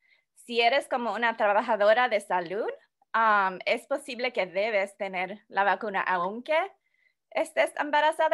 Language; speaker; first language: Spanish; non-native, fluent; English